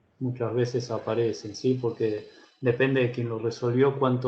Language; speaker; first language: Spanish; native; Spanish